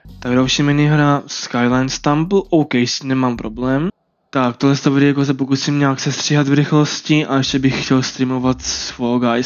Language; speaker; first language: Czech; native; Czech